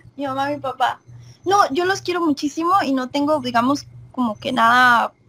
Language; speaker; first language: Spanish; native; Spanish